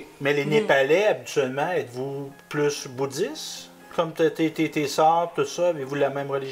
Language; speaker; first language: French; native; French